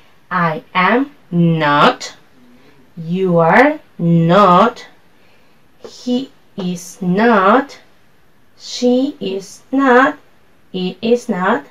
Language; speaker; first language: English; non-native, fluent; Spanish